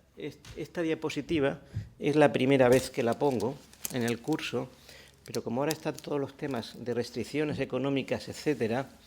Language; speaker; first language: Spanish; native; Spanish